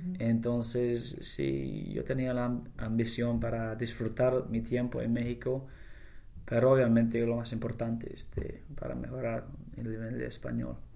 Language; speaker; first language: Spanish; non-native, fluent; English